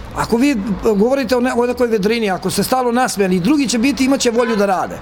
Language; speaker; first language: Serbian; native; Serbian